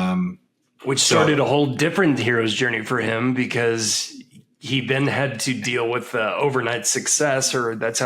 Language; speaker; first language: English; native; English